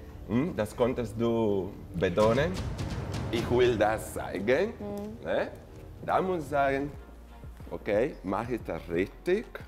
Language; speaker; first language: German; non-native, fluent; Spanish